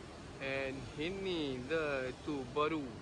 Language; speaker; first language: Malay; non-native, learner; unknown